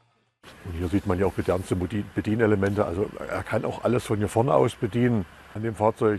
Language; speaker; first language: German; native; German